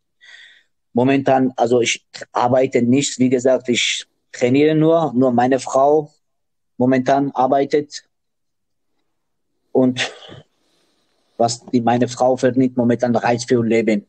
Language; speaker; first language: German; non-native, learner; Georgian